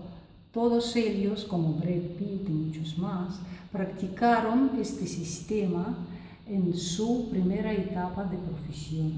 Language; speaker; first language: Spanish; non-native, fluent; Russian